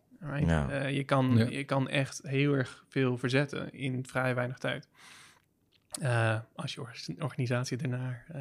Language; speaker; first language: Dutch; native; Dutch